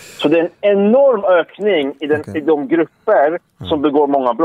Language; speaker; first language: Swedish; early bilingual, other home language; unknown